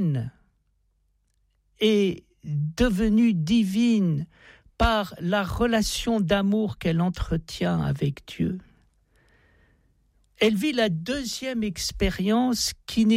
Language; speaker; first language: French; native; French